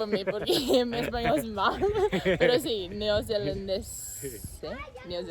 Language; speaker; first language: Spanish; non-native, learner; English